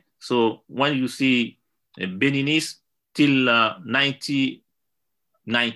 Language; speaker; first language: English; non-native, learner; Yoruba